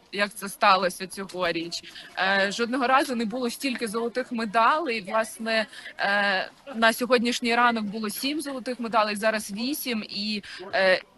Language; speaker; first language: Ukrainian; native; Ukrainian